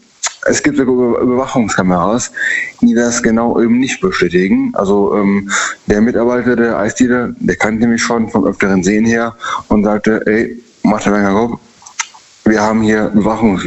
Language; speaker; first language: German; native; German